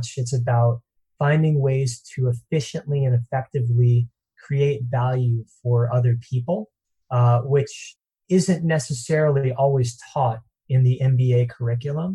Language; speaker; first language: English; native; English